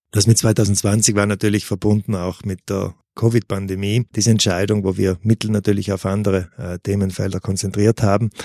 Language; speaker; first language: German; native; German